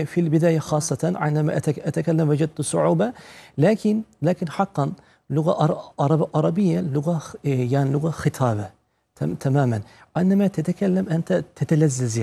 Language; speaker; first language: Arabic; non-native, fluent; Turkish